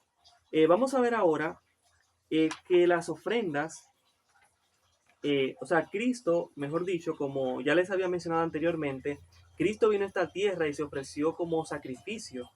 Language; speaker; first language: Spanish; native; Spanish